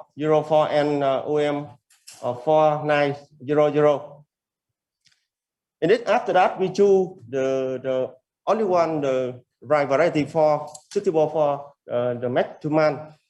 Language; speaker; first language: English; non-native, learner; Vietnamese